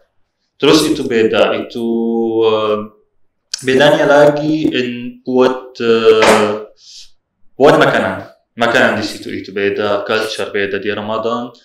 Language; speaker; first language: Indonesian; non-native, learner; Arabic